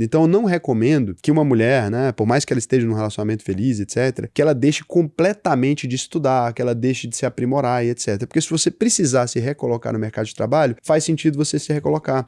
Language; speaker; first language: Portuguese; native; Portuguese